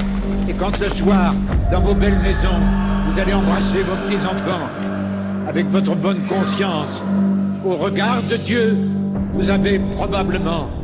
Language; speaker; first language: French; native; French